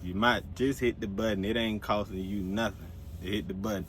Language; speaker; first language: English; native; English